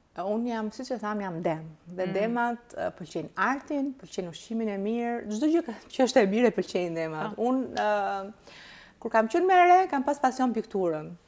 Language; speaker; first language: Albanian; early bilingual, heritage; Albanian